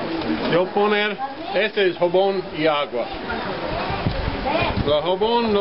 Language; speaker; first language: Spanish; non-native, learner; English